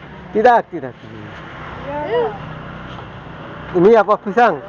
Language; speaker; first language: Indonesian; non-native, learner; Bangla